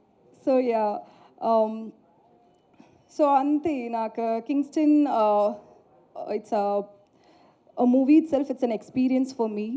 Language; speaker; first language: Telugu; non-native, learner; Tamil